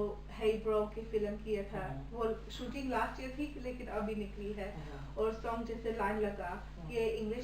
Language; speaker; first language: Hindi; early bilingual, heritage; Hindi